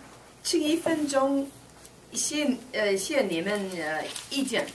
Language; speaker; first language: Chinese; non-native, learner; English